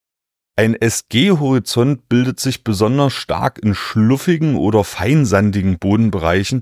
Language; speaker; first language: German; native; German